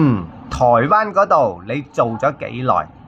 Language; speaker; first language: Cantonese; native; Cantonese